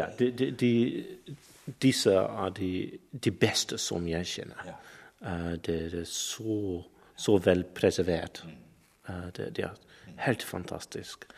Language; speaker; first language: Norwegian; non-native, learner; English